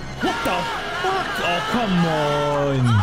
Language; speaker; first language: English; native; English